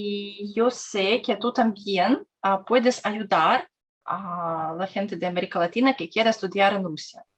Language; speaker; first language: Spanish; non-native, learner; Russian